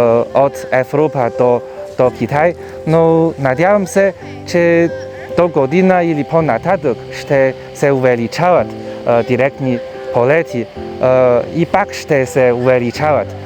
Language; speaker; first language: Bulgarian; non-native, fluent; Chinese